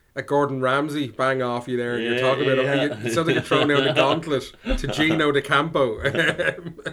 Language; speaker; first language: English; native; English